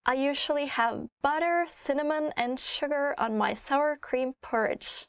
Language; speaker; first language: English; non-native, fluent; Norwegian